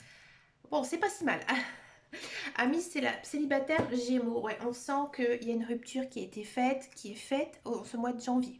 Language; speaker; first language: French; native; French